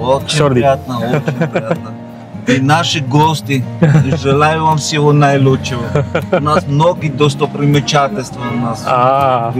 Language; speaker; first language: Russian; non-native, local second language; Georgian